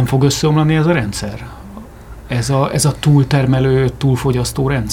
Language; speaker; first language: Hungarian; native; Hungarian